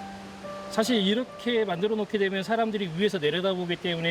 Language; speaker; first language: Korean; native; Korean